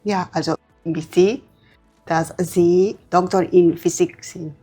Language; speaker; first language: German; non-native, learner; Spanish